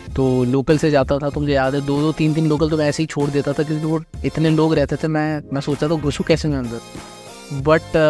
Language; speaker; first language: Hindi; non-native, local second language; Marathi